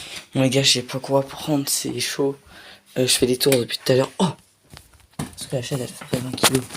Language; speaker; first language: French; native; French